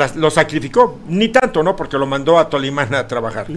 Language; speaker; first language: Spanish; native; Spanish